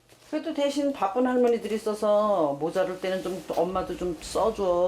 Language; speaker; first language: Korean; native; Korean